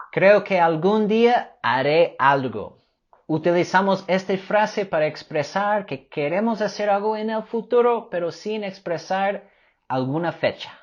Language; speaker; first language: Spanish; non-native, fluent; English